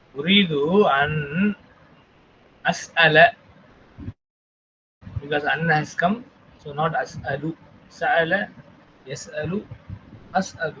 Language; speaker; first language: Arabic; non-native, fluent; Tamil